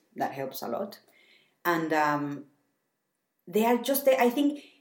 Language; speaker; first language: English; non-native, fluent; Spanish